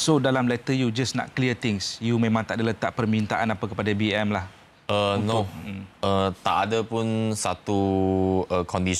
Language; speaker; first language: Malay; native; Malay